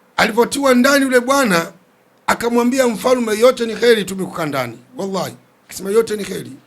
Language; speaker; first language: Swahili; native; Swahili